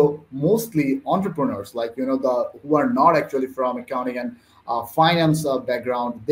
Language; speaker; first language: English; non-native, local second language; Bangla